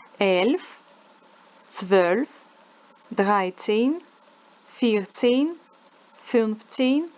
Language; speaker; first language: German; non-native, fluent; Ukrainian